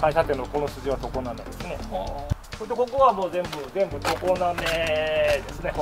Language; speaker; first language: Japanese; native; Japanese